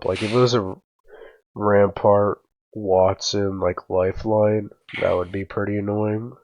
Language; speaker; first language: English; native; English